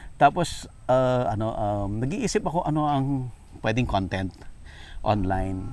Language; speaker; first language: Filipino; native; Filipino